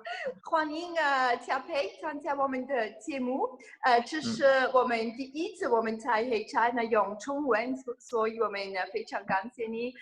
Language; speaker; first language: Chinese; non-native, fluent; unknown